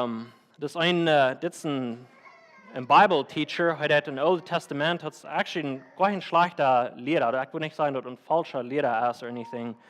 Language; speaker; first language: German; non-native, learner; Plautdietsch